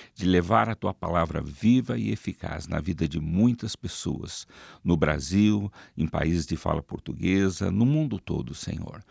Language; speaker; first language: Portuguese; native; Portuguese